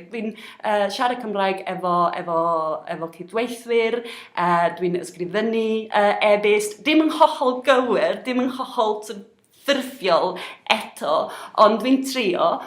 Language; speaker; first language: Welsh; non-native, learner; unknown